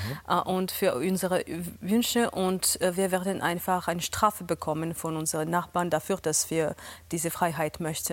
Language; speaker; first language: German; non-native, fluent; Georgian